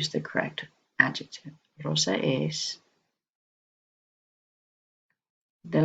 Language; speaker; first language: Spanish; non-native, fluent; English